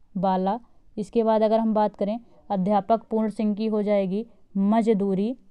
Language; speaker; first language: Hindi; native; Hindi